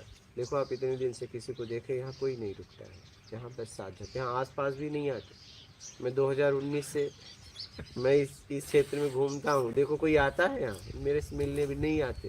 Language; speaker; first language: Hindi; native; Hindi